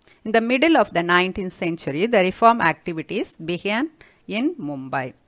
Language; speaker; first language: English; non-native, local second language; Tamil